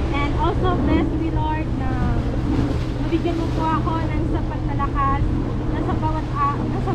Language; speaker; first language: Filipino; non-native, local second language; Cebuano